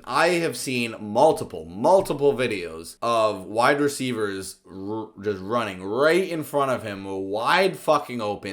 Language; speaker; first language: English; native; English